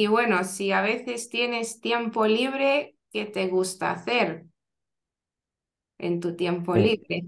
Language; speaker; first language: Spanish; non-native, fluent; Lithuanian